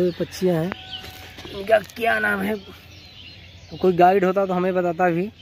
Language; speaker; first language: Hindi; native; Hindi